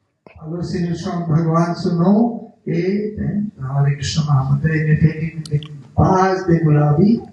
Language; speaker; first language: French; non-native, local second language; Morisyen